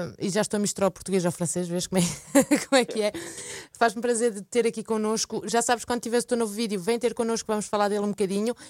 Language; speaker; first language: Portuguese; early bilingual, heritage; Portuguese